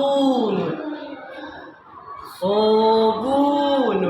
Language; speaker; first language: Arabic; non-native, learner; Malay